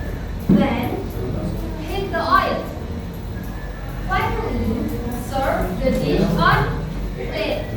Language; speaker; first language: English; non-native, learner; Indonesian